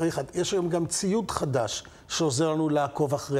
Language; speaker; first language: Hebrew; native; Hebrew